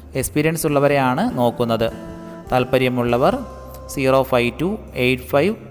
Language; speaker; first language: Malayalam; native; Malayalam